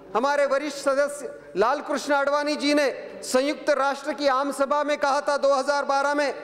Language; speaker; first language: Hindi; non-native, local second language; Marathi